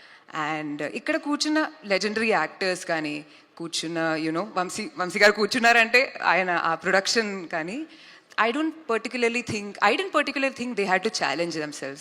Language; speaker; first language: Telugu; non-native, fluent; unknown